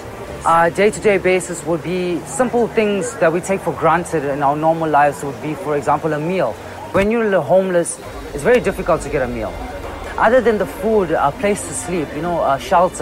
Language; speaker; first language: English; native; English